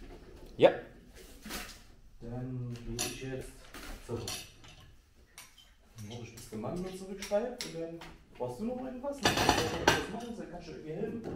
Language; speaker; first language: German; native; German